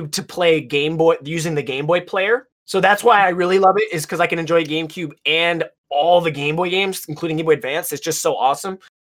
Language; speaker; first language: English; native; English